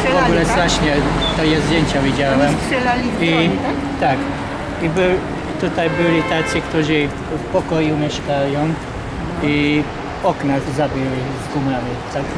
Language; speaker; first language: Polish; non-native, learner; Hungarian